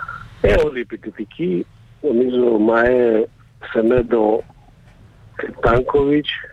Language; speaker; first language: Greek; non-native, fluent; Slovak